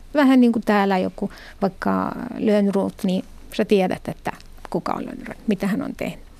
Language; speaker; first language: Finnish; non-native, fluent; Arabic